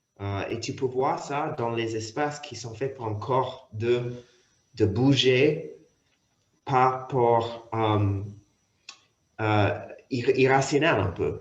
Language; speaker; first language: French; non-native, fluent; English